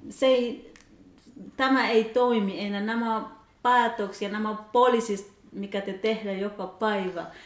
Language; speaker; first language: Finnish; non-native, learner; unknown